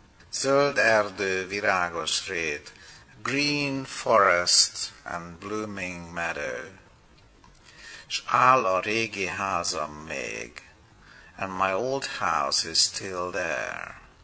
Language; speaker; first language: Hungarian; native; Hungarian